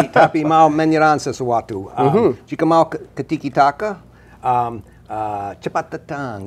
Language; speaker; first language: Indonesian; non-native, learner; English